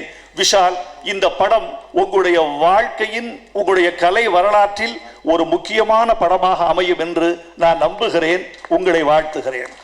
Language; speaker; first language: Tamil; native; Tamil